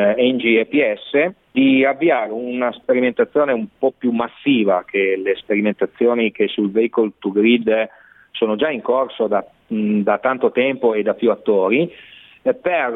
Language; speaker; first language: Italian; native; Italian